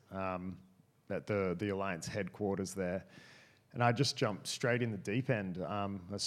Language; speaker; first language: English; native; English